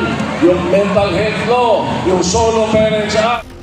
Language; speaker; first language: Filipino; native; Filipino